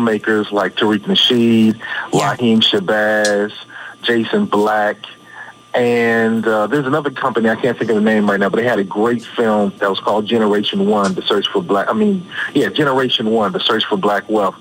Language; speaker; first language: English; native; English